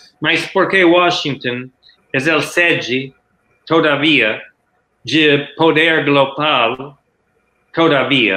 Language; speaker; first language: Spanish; non-native, learner; English